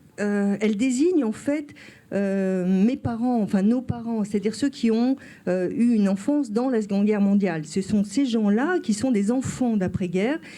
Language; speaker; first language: French; early bilingual, other home language; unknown